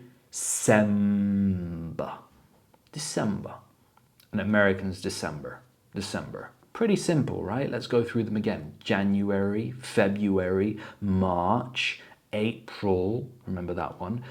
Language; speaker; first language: English; early bilingual, other home language; Polish